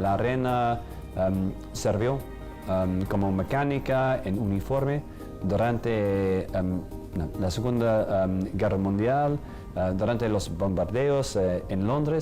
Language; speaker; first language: Spanish; non-native, fluent; English